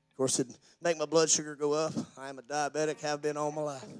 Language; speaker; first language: English; native; English